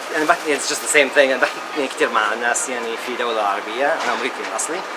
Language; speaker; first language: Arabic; non-native, learner; English